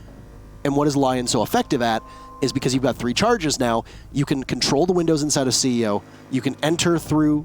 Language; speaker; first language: English; native; English